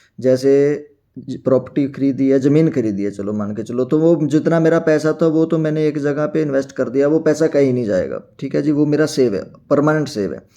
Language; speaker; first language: Hindi; non-native, local second language; Punjabi